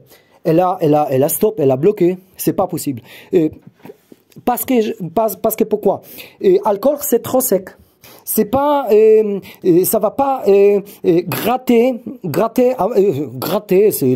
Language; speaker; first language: French; non-native, learner; Polish